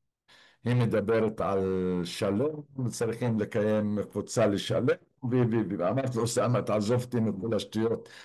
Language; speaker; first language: Hebrew; non-native, local second language; Arabic